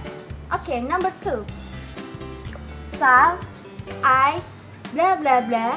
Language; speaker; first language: English; non-native, learner; Indonesian